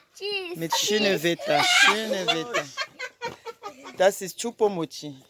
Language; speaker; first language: German; non-native, learner; French